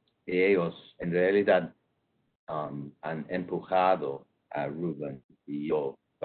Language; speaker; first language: Spanish; non-native, fluent; English